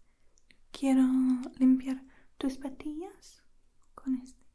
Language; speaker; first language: Spanish; non-native, learner; English